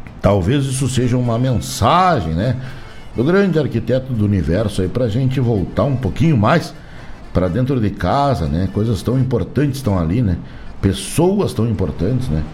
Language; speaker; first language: Portuguese; native; Portuguese